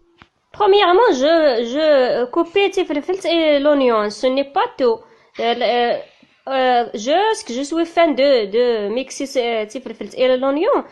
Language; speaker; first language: French; non-native, learner; Tachelhit